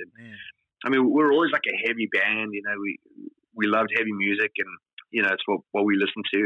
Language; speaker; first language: English; native; English